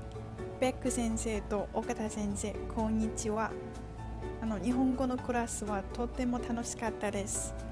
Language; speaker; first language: Japanese; non-native, learner; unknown